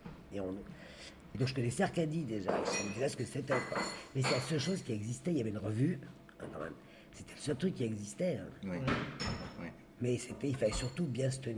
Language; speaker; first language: French; native; French